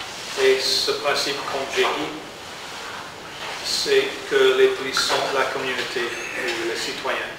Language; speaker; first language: French; non-native, learner; English